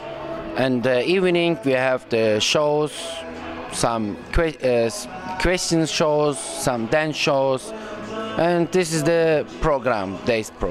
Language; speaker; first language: English; non-native, learner; Turkish